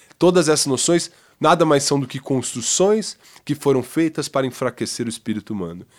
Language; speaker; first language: Portuguese; native; Portuguese